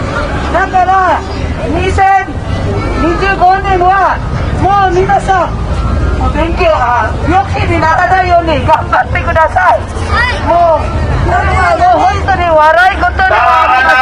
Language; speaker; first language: Japanese; non-native, fluent; Filipino